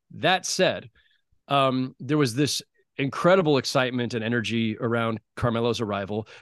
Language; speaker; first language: English; native; English